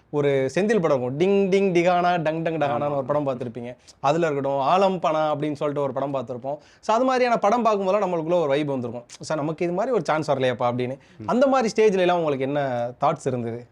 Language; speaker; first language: Tamil; native; Tamil